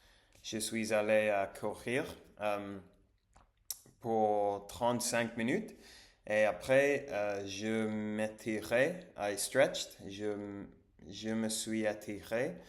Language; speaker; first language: French; non-native, learner; English